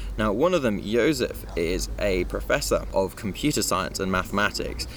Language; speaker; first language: English; native; English